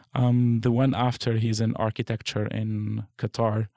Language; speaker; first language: English; non-native, fluent; Arabic